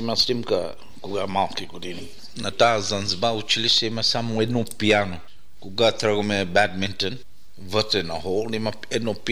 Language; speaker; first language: Bulgarian; non-native, learner; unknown